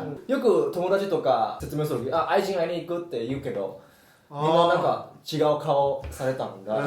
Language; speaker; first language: Japanese; non-native, fluent; Chinese